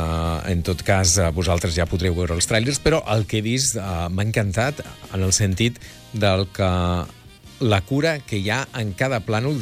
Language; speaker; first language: Catalan; native; Catalan